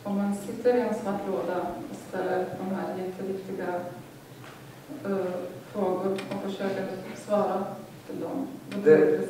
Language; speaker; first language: Swedish; non-native, fluent; Lithuanian